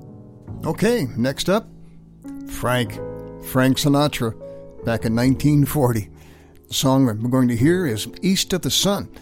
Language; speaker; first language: English; native; English